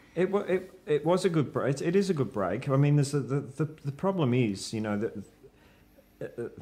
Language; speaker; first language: English; native; English